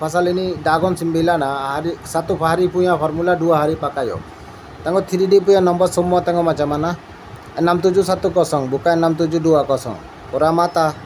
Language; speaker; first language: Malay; non-native, learner; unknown